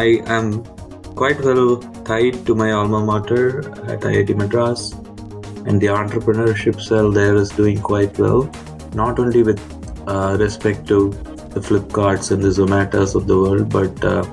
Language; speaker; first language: English; non-native, local second language; Tamil